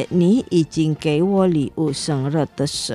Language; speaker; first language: Chinese; non-native, learner; Indonesian